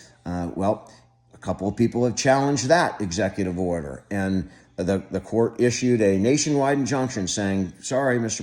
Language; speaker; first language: English; native; English